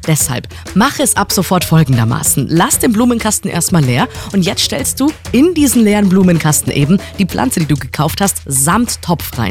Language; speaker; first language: German; native; German